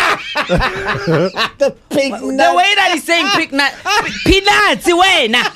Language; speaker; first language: English; non-native, local second language; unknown